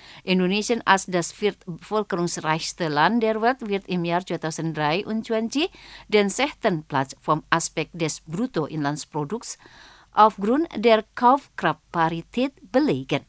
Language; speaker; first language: German; non-native, fluent; Indonesian